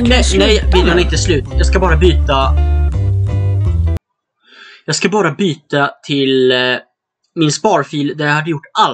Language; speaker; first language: Swedish; native; Swedish